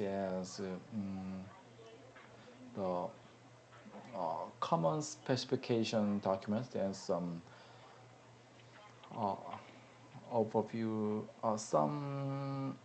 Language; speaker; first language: English; non-native, learner; Korean